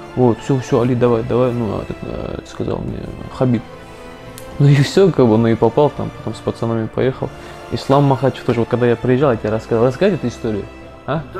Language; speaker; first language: Russian; early bilingual, other home language; Azerbaijani